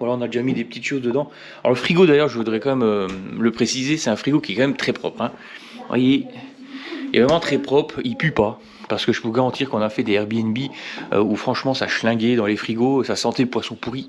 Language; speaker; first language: French; native; French